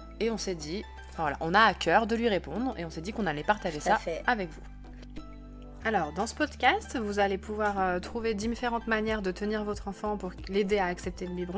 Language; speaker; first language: French; native; French